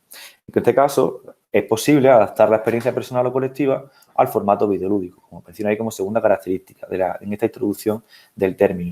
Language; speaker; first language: Spanish; native; Spanish